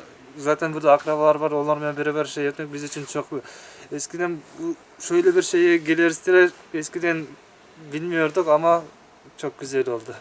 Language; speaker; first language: Turkish; non-native, learner; Kyrgyz